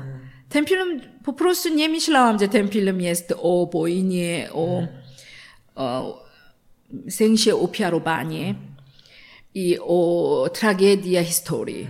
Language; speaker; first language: Polish; non-native, learner; Korean